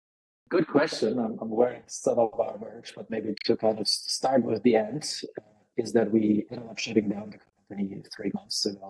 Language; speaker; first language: English; non-native, fluent; Lithuanian